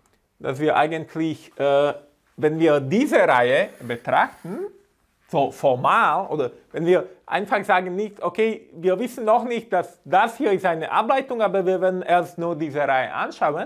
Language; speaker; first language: German; non-native, fluent; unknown